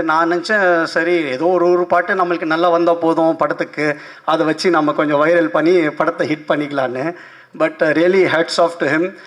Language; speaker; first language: Tamil; non-native, local second language; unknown